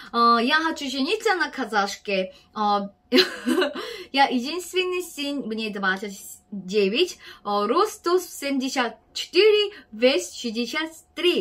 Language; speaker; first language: Russian; non-native, fluent; Korean